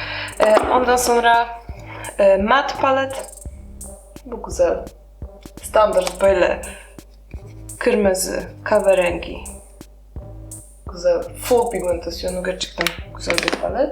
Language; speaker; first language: Turkish; non-native, learner; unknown